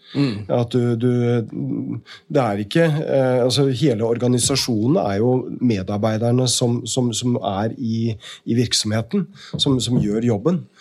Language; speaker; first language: Norwegian; native; Norwegian